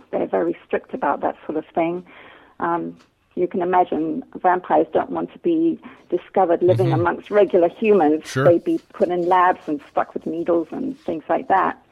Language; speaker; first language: English; native; English